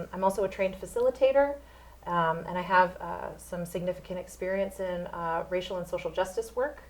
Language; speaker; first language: English; native; English